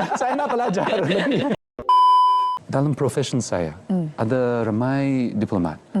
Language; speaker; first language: Malay; non-native, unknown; English